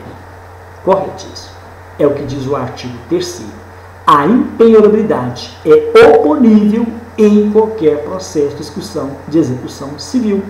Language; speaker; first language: Portuguese; native; Portuguese